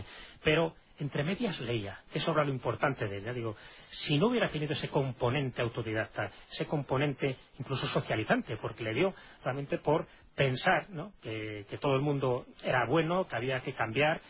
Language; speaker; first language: Spanish; native; Spanish